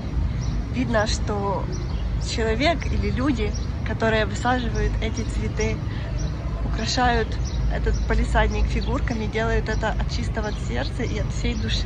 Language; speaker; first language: Russian; native; Russian